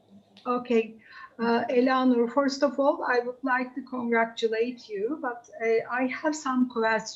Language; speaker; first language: English; non-native, fluent; Turkish